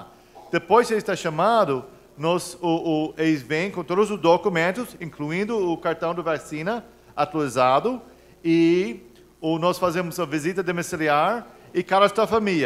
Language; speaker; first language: Portuguese; non-native, fluent; English